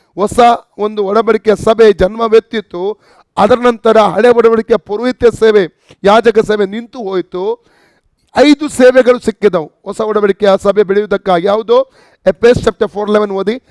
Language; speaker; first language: Kannada; non-native, local second language; Konkani